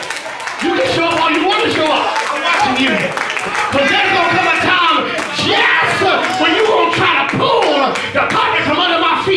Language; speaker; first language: English; native; English